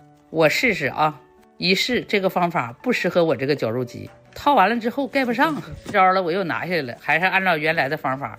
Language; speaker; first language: Chinese; native; Chinese